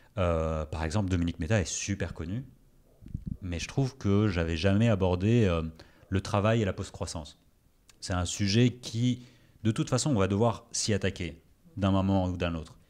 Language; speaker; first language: French; early bilingual, other home language; Greek